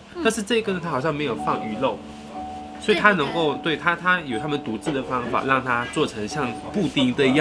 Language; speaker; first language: Chinese; native; Chinese